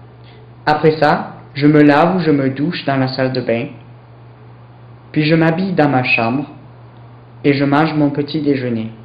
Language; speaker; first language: French; non-native, learner; English